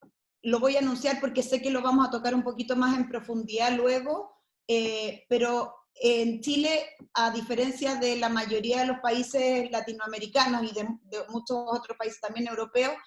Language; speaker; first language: Spanish; native; Spanish